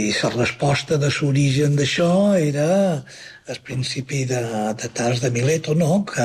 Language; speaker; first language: Catalan; native; Catalan